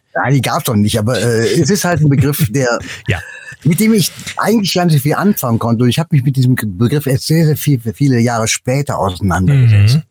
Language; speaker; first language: German; native; German